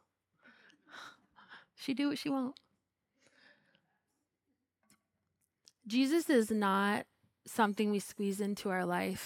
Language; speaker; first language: English; native; English